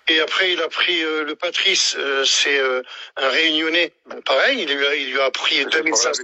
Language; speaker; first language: French; native; French